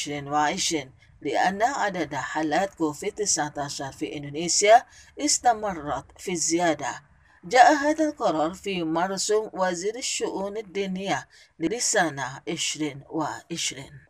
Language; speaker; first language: Arabic; non-native, fluent; Indonesian